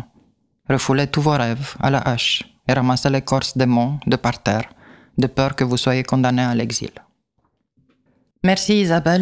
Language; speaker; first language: French; native; French